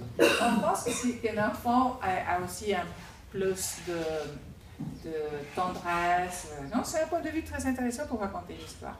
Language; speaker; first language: French; non-native, fluent; Spanish